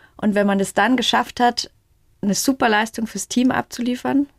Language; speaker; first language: German; native; German